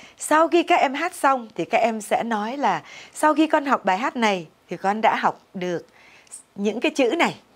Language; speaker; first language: Vietnamese; native; Vietnamese